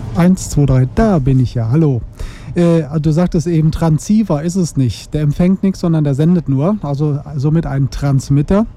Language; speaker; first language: German; native; German